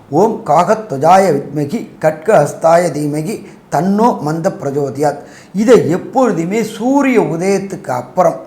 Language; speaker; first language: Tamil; native; Tamil